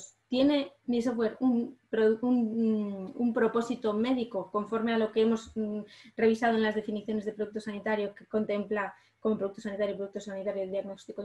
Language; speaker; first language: Spanish; native; Spanish